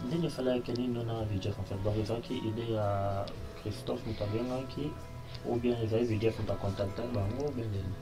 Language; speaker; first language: Polish; non-native, learner; Lingala